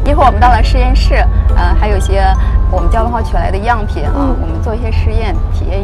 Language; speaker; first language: Chinese; native; Chinese